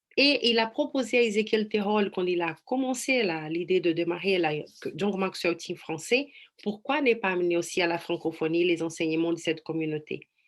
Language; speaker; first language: French; non-native, fluent; Portuguese